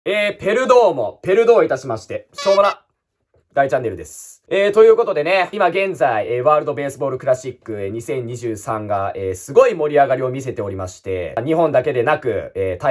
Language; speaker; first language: Japanese; native; Japanese